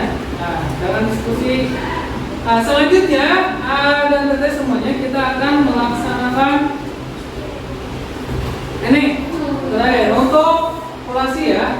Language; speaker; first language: Indonesian; non-native, local second language; Sundanese